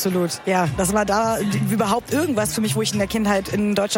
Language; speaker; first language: German; early bilingual, other home language; Kurdish